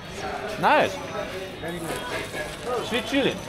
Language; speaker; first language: English; non-native, learner; Lithuanian